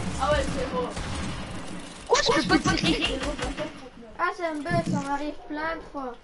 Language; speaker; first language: French; native; French